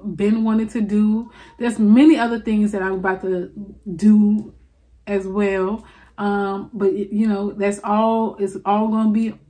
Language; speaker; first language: English; native; English